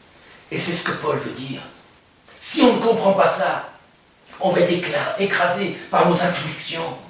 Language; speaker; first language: French; native; French